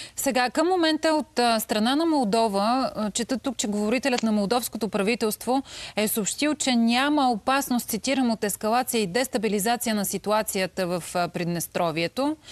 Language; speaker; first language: Bulgarian; native; Bulgarian